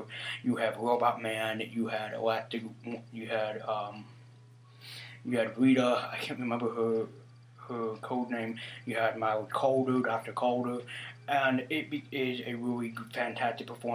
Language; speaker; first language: English; native; English